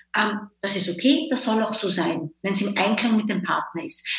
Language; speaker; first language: German; native; German